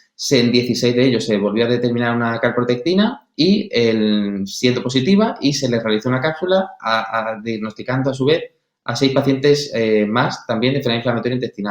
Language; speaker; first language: Spanish; native; Spanish